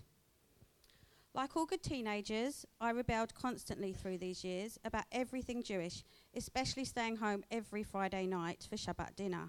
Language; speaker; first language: English; native; English